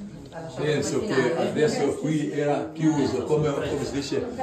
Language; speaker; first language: Italian; non-native, learner; Albanian